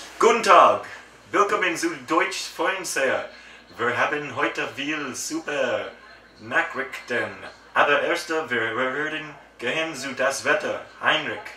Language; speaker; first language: German; non-native, learner; English